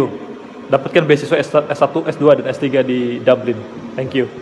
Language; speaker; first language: Indonesian; non-native, local second language; Sundanese